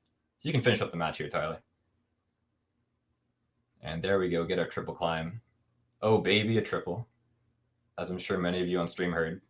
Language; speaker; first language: English; native; English